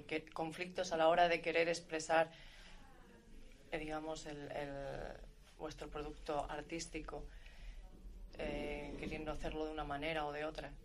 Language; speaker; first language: Spanish; native; Spanish